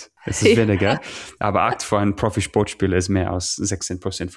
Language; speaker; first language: German; non-native, learner; English